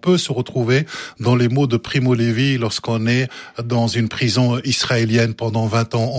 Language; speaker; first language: French; early bilingual, other home language; Arabic